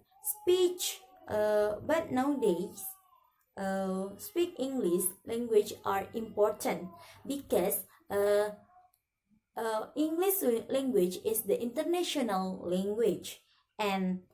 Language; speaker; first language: English; non-native, learner; Indonesian